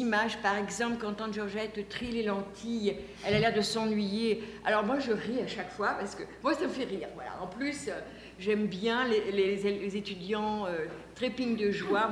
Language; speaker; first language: French; native; French